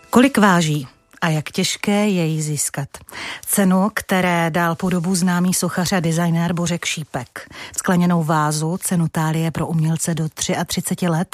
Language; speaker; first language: Czech; native; Czech